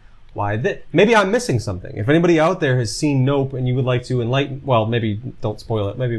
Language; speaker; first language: English; native; English